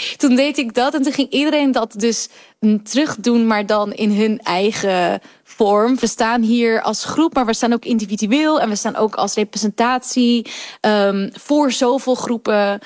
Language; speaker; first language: Dutch; early bilingual, other home language; Kurdish